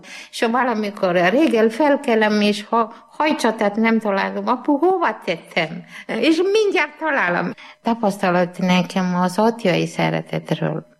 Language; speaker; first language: Hungarian; non-native, learner; Malayalam